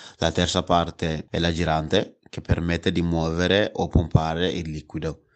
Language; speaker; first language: Italian; non-native, fluent; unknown